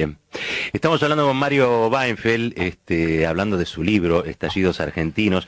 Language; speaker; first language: Spanish; native; Spanish